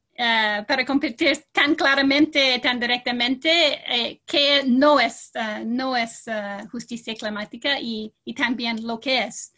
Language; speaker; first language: Spanish; non-native, fluent; English